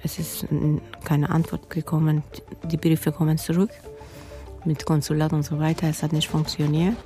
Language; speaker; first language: German; non-native, learner; Persian